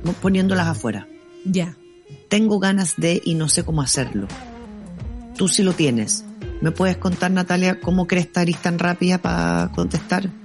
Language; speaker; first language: Spanish; native; Spanish